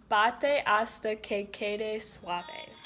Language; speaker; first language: Spanish; non-native, learner; English